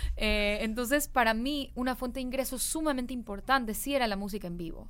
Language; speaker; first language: Spanish; native; Spanish